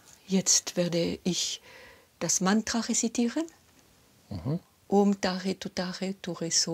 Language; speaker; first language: German; non-native, local second language; French